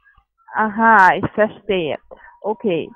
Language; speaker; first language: German; non-native, learner; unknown